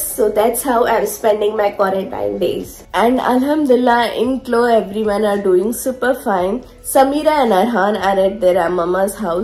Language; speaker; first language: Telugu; native; Telugu